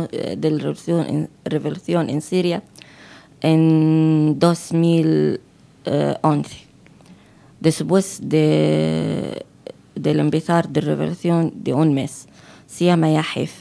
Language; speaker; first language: Spanish; non-native, fluent; Arabic